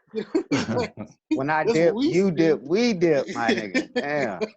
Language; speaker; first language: English; native; English